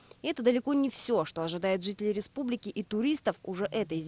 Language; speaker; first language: Russian; native; Russian